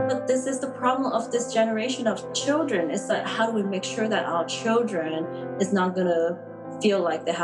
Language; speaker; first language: English; non-native, local second language; Cantonese